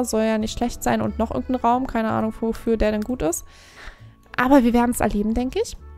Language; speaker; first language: German; native; German